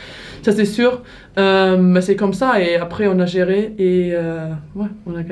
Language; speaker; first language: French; non-native, learner; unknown